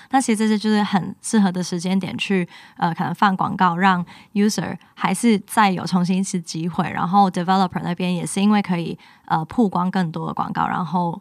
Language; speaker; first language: Chinese; non-native, local second language; Cantonese